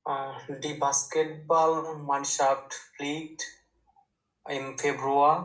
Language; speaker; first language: German; non-native, learner; Bangla